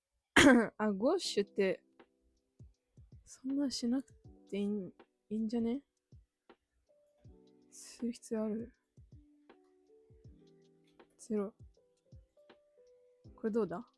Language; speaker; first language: Japanese; native; Japanese